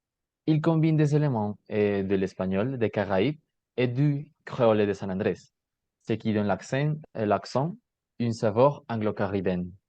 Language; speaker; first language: French; non-native, learner; Spanish